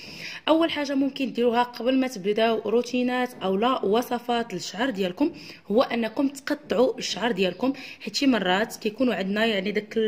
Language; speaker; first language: Arabic; native; Arabic